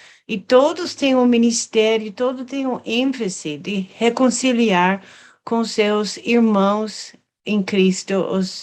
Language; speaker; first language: Portuguese; non-native, fluent; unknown